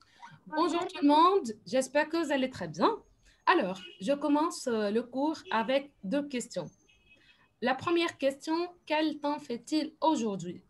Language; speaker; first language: French; non-native, fluent; Arabic